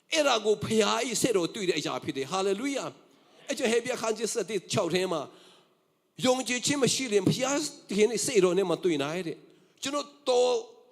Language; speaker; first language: Burmese; non-native, local second language; Tedim Chin